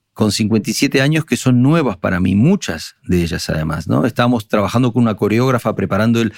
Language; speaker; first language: Spanish; native; Spanish